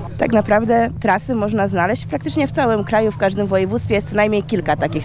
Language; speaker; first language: Polish; native; Polish